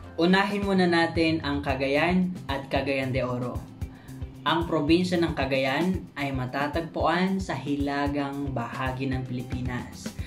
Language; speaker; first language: Filipino; non-native, local second language; Iloko